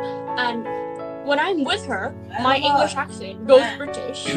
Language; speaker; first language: English; non-native, local second language; Cantonese